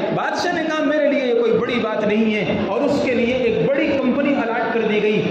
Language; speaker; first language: Urdu; native; Urdu